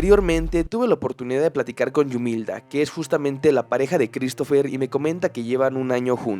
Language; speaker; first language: Spanish; native; Spanish